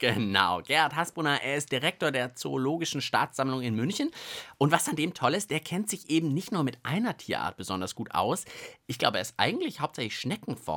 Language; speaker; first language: German; native; German